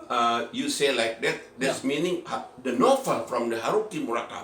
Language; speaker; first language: English; non-native, learner; Indonesian